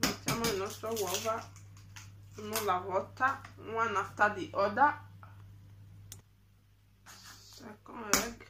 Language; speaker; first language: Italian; non-native, learner; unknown